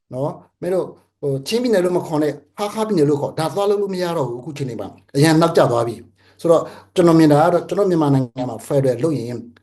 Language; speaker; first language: Burmese; native; Burmese